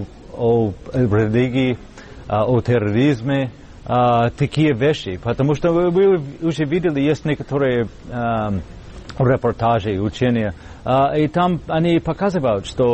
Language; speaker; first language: Russian; non-native, fluent; English